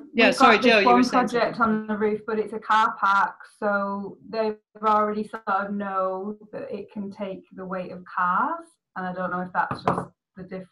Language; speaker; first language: English; native; English